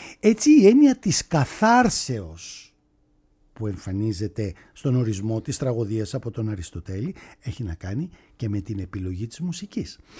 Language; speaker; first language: Greek; native; Greek